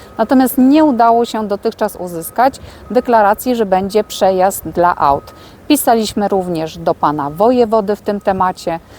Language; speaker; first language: Polish; native; Polish